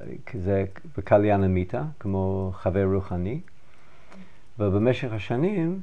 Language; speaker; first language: Hebrew; non-native, learner; English